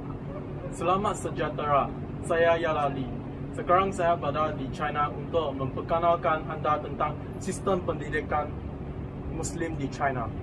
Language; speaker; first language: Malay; non-native, local second language; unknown